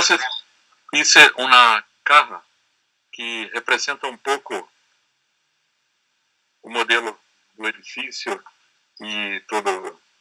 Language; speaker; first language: Spanish; non-native, learner; Portuguese